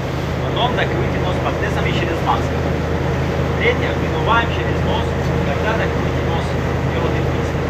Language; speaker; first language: Russian; non-native, learner; Arabic